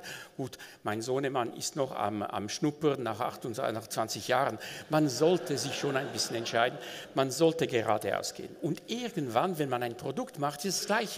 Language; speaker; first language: German; non-native, local second language; French